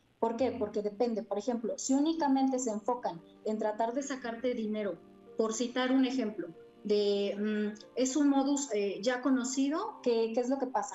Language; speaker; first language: Spanish; native; Spanish